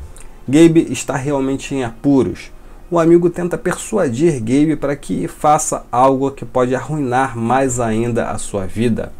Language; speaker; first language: Portuguese; native; Portuguese